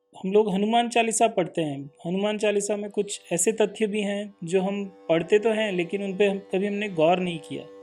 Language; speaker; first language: Hindi; native; Hindi